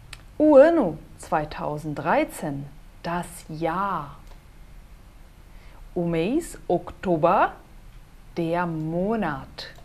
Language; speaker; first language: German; non-native, fluent; Portuguese